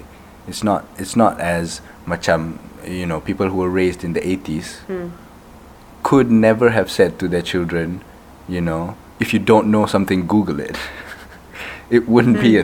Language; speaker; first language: English; non-native, local second language; Malay